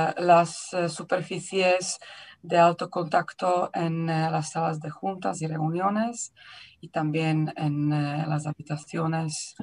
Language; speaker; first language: Spanish; non-native, fluent; Czech